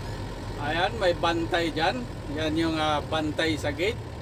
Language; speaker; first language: Filipino; native; Filipino